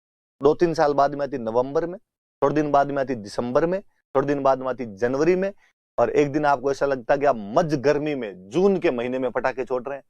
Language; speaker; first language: Hindi; native; Hindi